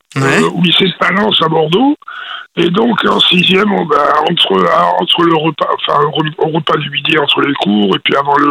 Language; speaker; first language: French; native; French